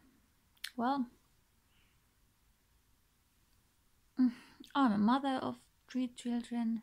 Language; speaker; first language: English; non-native, learner; Finnish